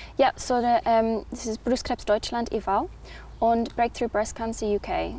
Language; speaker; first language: German; non-native, learner; English